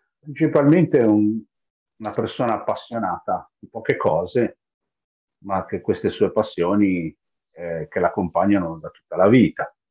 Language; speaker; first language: Italian; native; Italian